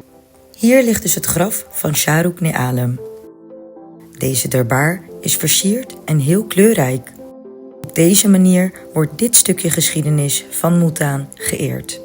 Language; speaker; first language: Dutch; early bilingual, other home language; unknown